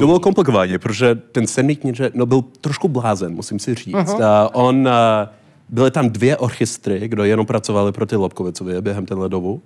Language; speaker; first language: Czech; non-native, learner; English